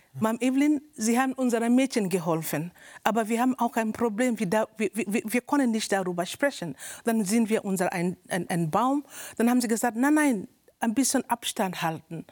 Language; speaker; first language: German; non-native, learner; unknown